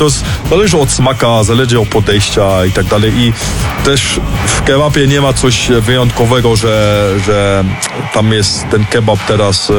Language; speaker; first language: Polish; early bilingual, heritage; Polish